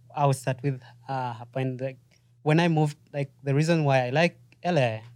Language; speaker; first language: English; non-native, local second language; Ganda